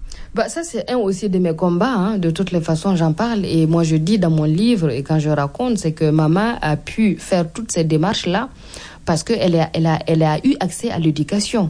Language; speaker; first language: French; non-native, local second language; Mossi